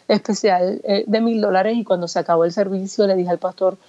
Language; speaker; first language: Spanish; native; Spanish